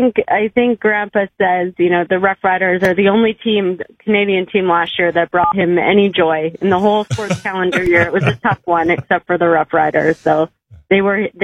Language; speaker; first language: English; native; English